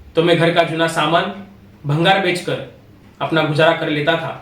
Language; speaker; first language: Hindi; non-native, local second language; Marathi